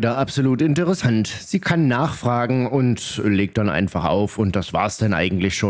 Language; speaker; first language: German; native; German